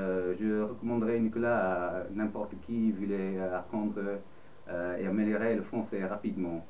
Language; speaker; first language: French; non-native, fluent; English